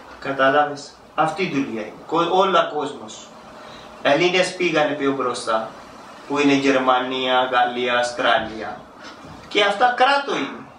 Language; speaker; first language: Greek; non-native, learner; Urdu